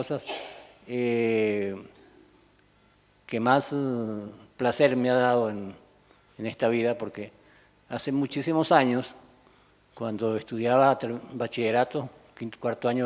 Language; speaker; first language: Spanish; native; Spanish